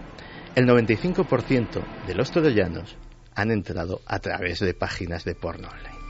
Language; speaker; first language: Spanish; native; Spanish